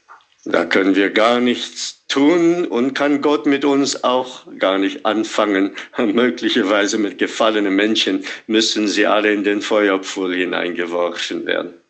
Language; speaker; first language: German; non-native, fluent; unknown